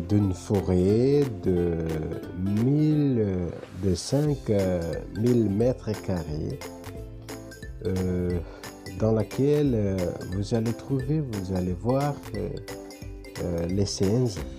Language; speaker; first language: French; non-native, fluent; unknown